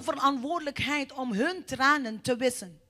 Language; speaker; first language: Dutch; non-native, fluent; Indonesian